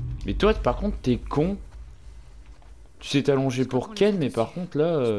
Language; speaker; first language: French; native; French